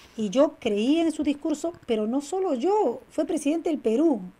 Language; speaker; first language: Spanish; native; Spanish